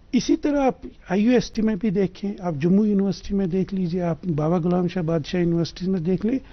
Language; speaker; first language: Hindi; non-native, local second language; Kashmiri